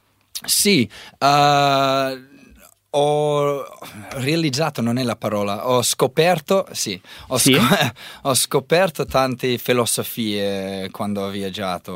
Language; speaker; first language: Italian; non-native, learner; English